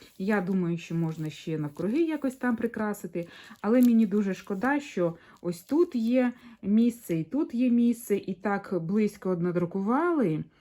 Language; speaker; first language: Ukrainian; non-native, local second language; Russian